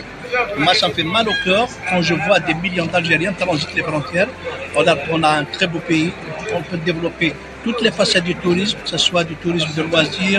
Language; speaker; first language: French; non-native, local second language; Arabic